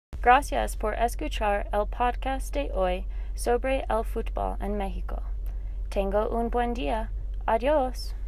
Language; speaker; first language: Spanish; non-native, learner; English